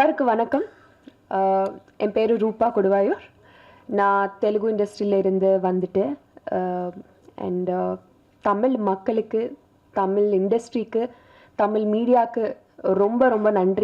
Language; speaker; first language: Tamil; non-native, learner; Telugu